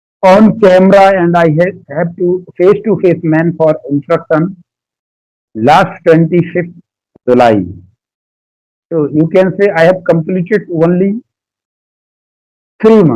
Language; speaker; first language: English; non-native, learner; Hindi